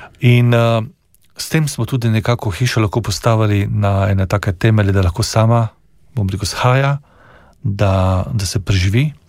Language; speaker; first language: Slovenian; native; Slovenian